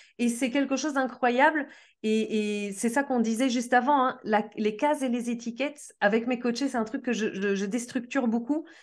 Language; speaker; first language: French; early bilingual, other home language; Portuguese